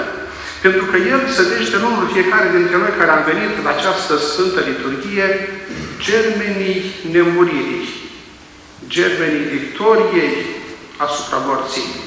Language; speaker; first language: Romanian; native; Romanian